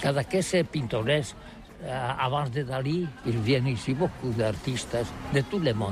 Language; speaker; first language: French; non-native, learner; Catalan